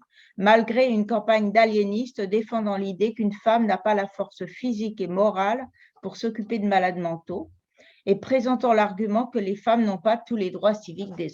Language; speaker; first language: French; native; French